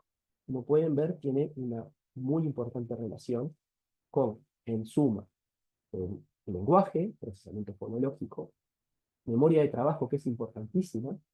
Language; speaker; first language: Spanish; native; Spanish